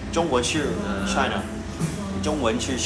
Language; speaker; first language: Chinese; non-native, learner; Thai